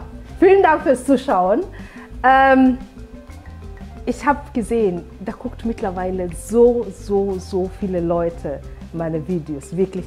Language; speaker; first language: German; non-native, fluent; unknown